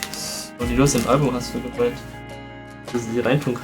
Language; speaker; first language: German; native; German